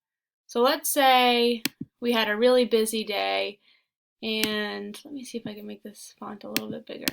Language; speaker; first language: English; native; English